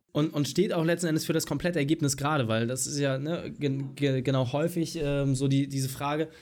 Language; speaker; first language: German; native; German